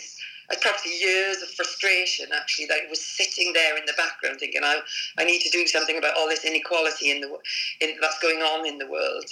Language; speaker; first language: English; native; English